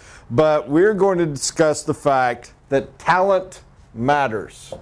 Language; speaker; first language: English; native; English